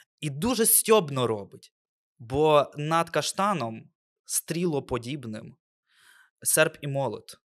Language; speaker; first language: Ukrainian; non-native, local second language; Russian